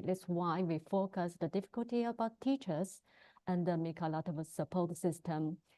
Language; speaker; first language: English; non-native, learner; Chinese